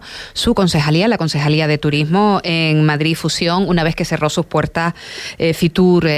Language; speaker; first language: Spanish; native; Spanish